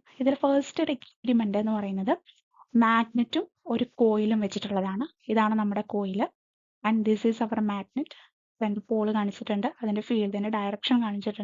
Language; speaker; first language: Malayalam; native; Malayalam